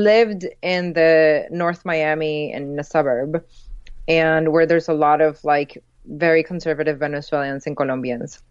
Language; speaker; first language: English; early bilingual, other home language; Spanish